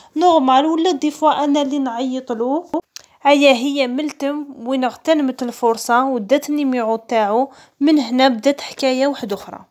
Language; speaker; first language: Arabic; non-native, local second language; Kabyle